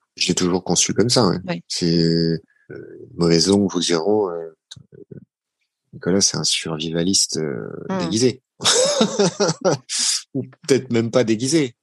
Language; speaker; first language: French; native; French